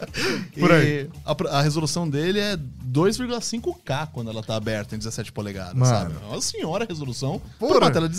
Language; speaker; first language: Portuguese; native; Portuguese